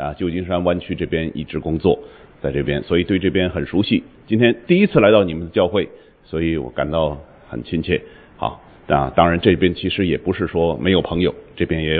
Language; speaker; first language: Chinese; native; Chinese